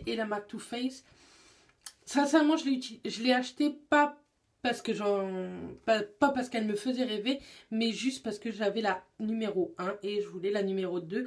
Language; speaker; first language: French; native; French